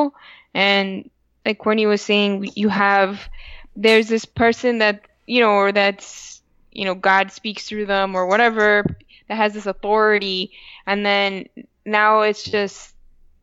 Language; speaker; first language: English; early bilingual, other home language; Spanish